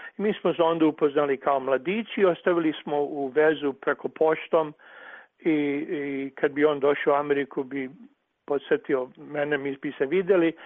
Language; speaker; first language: Croatian; early bilingual, heritage; Serbian